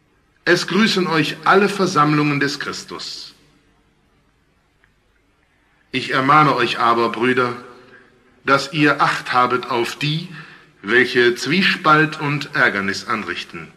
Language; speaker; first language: German; native; German